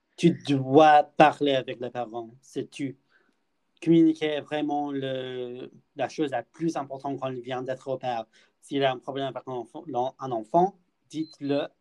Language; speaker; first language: French; non-native, learner; English